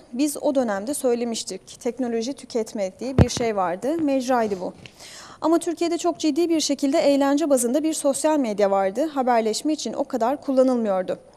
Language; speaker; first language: Turkish; native; Turkish